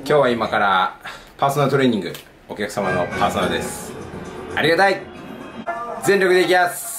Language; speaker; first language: Japanese; native; Japanese